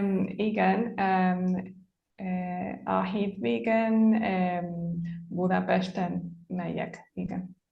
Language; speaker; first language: Hungarian; non-native, learner; Spanish